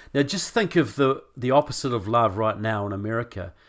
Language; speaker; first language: English; native; English